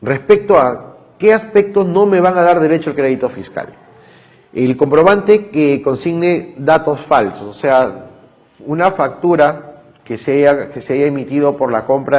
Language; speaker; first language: Spanish; native; Spanish